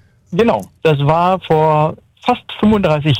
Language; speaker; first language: German; native; German